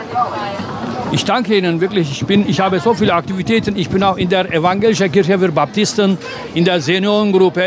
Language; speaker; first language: German; non-native, fluent; Turkish